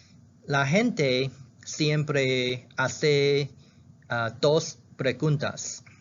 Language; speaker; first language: Spanish; non-native, learner; Chinese